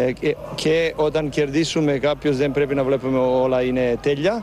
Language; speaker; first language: Greek; non-native, fluent; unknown